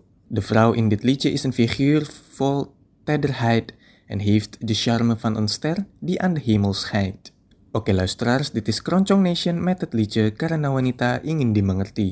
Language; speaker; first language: Dutch; non-native, fluent; Indonesian